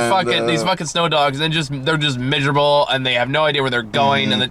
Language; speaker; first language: English; native; English